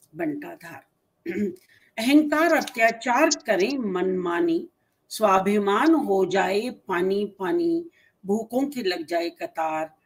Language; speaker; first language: Hindi; native; Hindi